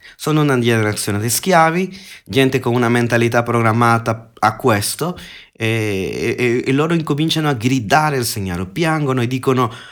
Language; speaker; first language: Italian; non-native, fluent; Spanish